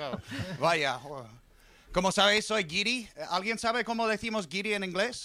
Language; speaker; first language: Spanish; non-native, fluent; English